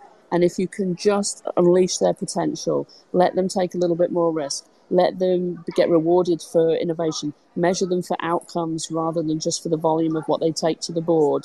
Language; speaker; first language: English; native; English